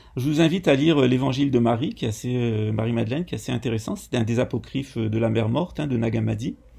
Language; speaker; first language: French; native; French